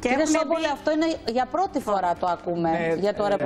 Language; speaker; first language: Greek; native; Greek